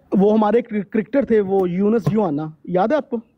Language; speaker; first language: Urdu; native; Urdu